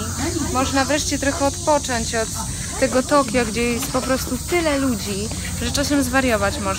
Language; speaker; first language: Polish; native; Polish